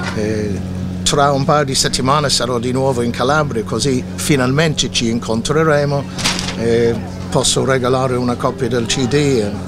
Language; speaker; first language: Italian; non-native, fluent; English